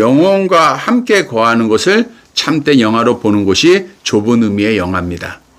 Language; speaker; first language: Korean; native; Korean